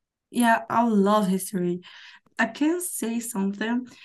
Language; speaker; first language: English; non-native, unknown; Arabic